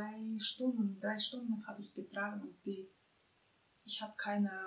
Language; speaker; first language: German; non-native, fluent; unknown